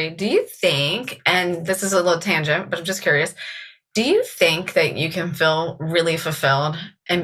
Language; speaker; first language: English; native; English